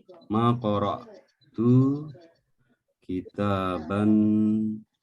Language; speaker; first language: Arabic; non-native, learner; Indonesian